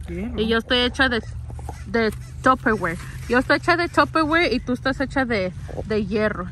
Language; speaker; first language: Spanish; early bilingual, heritage; Spanish